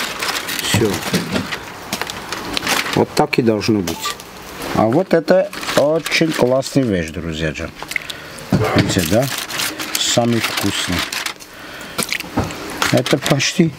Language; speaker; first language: Russian; non-native, fluent; Armenian